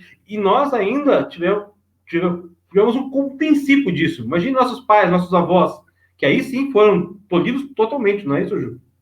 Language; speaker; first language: Portuguese; native; Portuguese